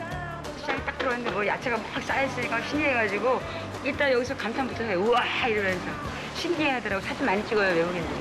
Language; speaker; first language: Korean; native; Korean